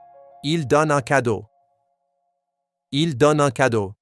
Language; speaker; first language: French; non-native, fluent; English